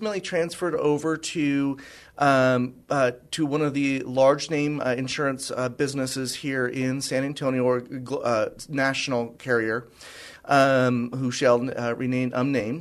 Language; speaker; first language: English; native; English